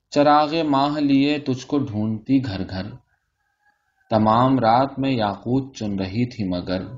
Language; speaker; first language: Urdu; native; Urdu